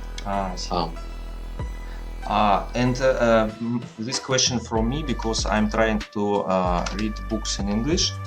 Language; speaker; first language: English; non-native, learner; Russian